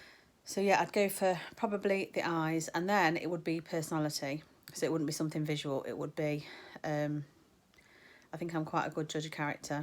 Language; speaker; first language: English; native; English